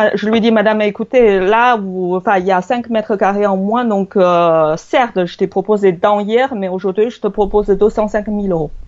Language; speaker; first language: French; non-native, fluent; Chinese